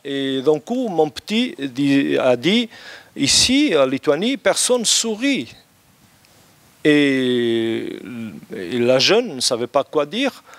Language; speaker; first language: French; non-native, fluent; Portuguese